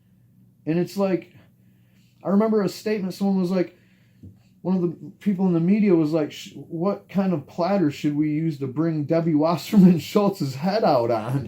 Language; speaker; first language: English; native; English